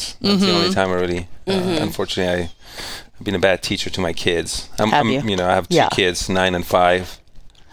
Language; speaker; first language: English; non-native, fluent; Spanish